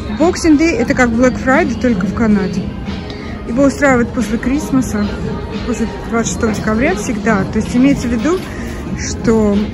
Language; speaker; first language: Russian; native; Russian